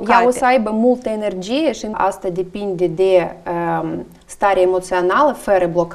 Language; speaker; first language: Romanian; non-native, learner; Russian